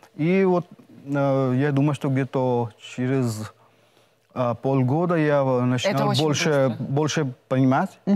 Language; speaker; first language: Russian; non-native, fluent; Hindi